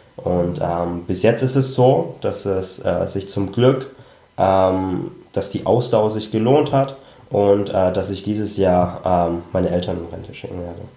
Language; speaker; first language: German; early bilingual, other home language; Cantonese